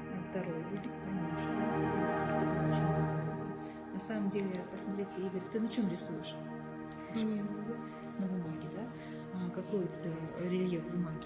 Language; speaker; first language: Russian; native; Russian